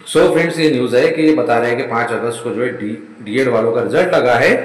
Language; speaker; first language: Hindi; non-native, local second language; Marathi